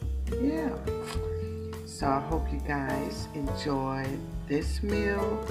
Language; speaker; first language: English; native; English